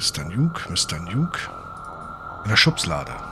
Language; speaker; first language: German; native; German